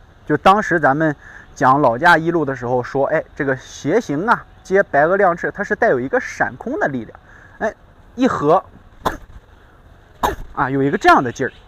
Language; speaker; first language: Chinese; native; Chinese